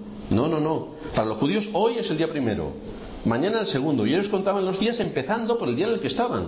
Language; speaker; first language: Spanish; native; Spanish